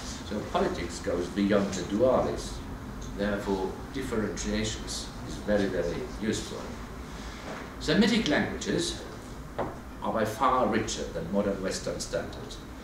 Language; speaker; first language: English; non-native, fluent; German